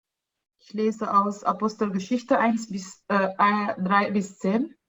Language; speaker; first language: German; non-native, fluent; Indonesian